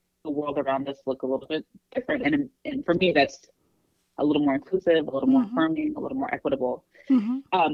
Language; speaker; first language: English; native; English